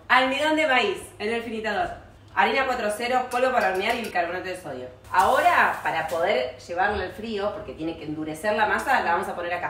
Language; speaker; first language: Spanish; native; Spanish